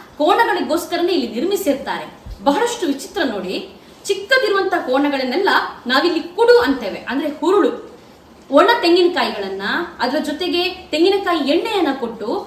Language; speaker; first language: Kannada; non-native, local second language; Tulu